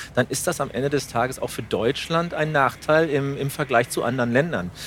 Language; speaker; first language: German; non-native, fluent; Spanish